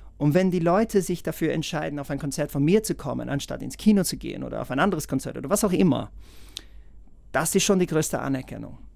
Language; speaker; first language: German; non-native, fluent; English